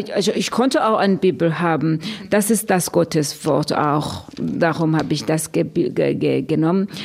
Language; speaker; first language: German; non-native, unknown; Rundi